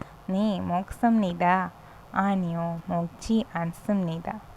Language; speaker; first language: Korean; non-native, fluent; Hindi